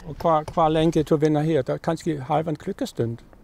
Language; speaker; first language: Icelandic; non-native, learner; German